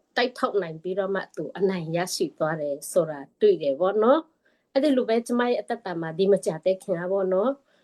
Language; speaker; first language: Burmese; non-native, local second language; Tedim Chin